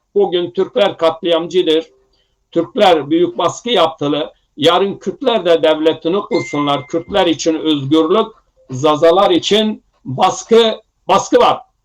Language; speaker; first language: Turkish; non-native, local second language; Zaza